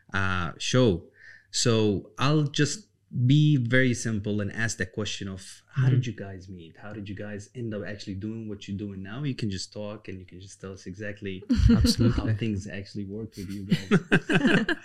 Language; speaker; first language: English; non-native, fluent; Arabic